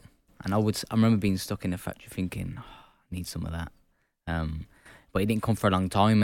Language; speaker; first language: English; native; English